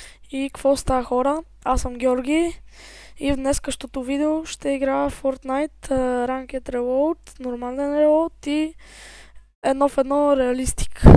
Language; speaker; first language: Bulgarian; native; Bulgarian